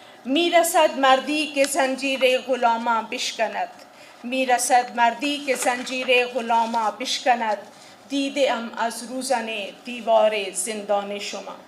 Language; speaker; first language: Persian; non-native, fluent; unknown